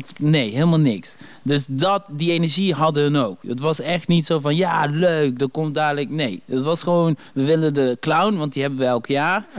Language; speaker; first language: Dutch; early bilingual, other home language; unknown